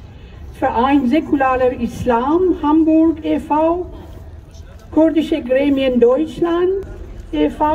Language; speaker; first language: German; non-native, fluent; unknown